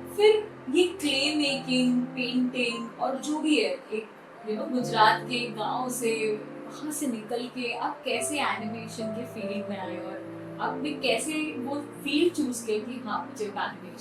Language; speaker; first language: Hindi; native; Hindi